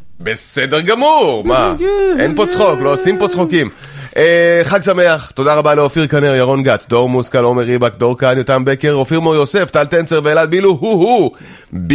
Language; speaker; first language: Hebrew; native; Hebrew